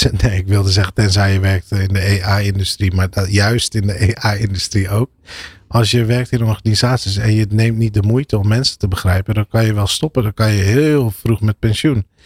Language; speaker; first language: Dutch; early bilingual, other home language; Arabic